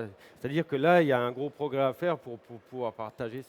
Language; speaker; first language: French; native; French